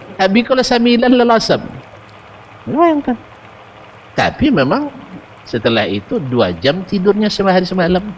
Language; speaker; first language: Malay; non-native, local second language; Minangkabau